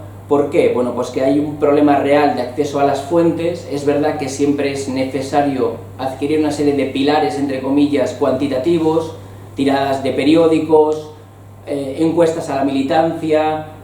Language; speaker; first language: Spanish; native; Spanish